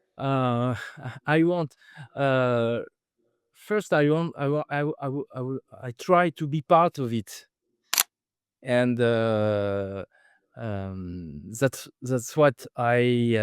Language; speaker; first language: English; non-native, fluent; French